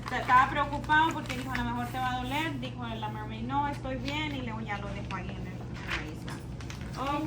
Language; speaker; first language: Spanish; early bilingual, heritage; Spanish